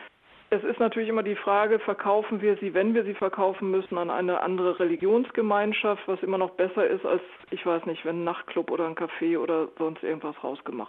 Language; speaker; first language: German; native; German